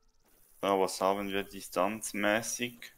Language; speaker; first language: German; native; German